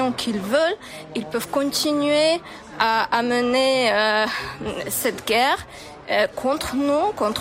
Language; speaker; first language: French; non-native, fluent; Ukrainian